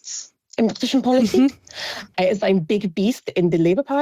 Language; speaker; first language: German; non-native, fluent; English